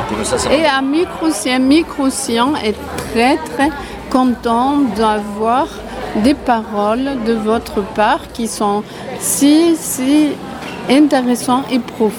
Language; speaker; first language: French; non-native, fluent; Spanish